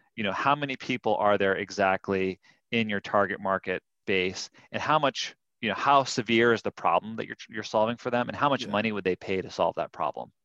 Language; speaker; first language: English; native; English